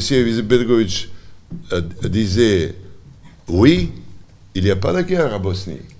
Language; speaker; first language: French; non-native, learner; Serbian